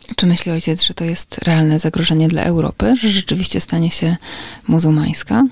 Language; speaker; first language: Polish; native; Polish